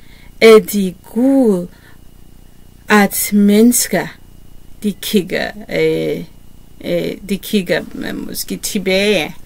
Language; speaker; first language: Danish; non-native, learner; Kinyarwanda